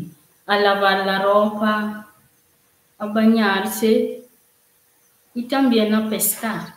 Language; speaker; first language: Spanish; non-native, learner; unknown